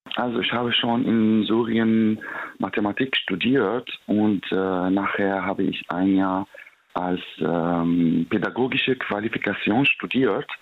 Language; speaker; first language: German; non-native, fluent; Arabic